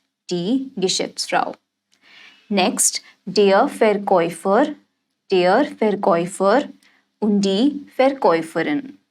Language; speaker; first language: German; non-native, fluent; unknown